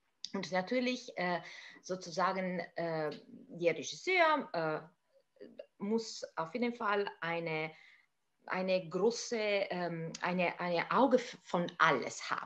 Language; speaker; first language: German; non-native, fluent; Italian